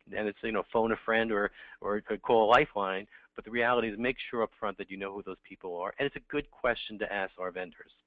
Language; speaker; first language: English; native; English